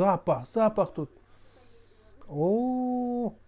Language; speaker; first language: Russian; non-native, local second language; Kyrgyz